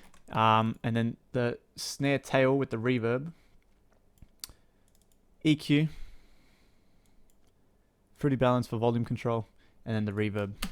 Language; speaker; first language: English; native; English